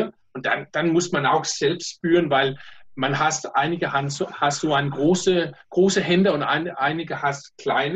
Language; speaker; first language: German; non-native, learner; Danish